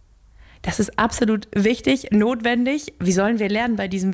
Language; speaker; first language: German; native; German